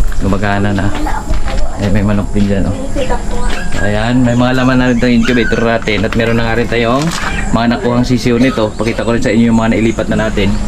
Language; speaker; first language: Filipino; native; Filipino